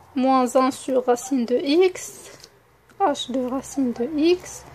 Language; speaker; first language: French; non-native, local second language; Arabic